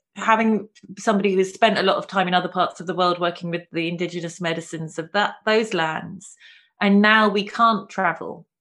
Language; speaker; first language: English; native; English